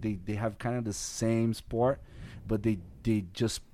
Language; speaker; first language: English; non-native, learner; Portuguese